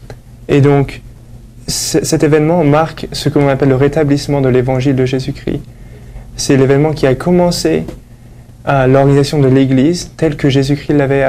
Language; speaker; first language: French; native; French